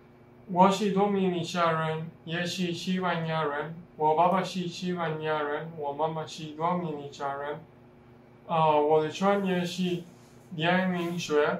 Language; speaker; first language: Chinese; non-native, learner; Spanish